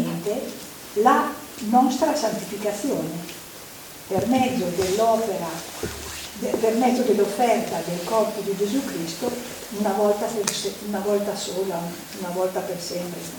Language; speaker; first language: Italian; native; Italian